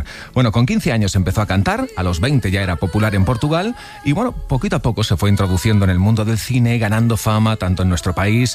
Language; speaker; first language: Spanish; native; Spanish